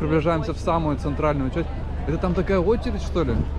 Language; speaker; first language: Russian; native; Russian